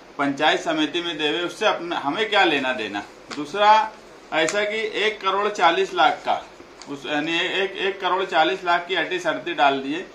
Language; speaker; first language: Hindi; non-native, local second language; Urdu